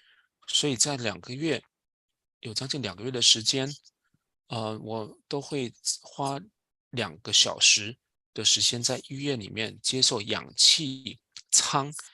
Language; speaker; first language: Chinese; native; Chinese